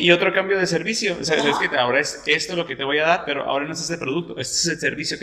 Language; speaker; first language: Spanish; native; Spanish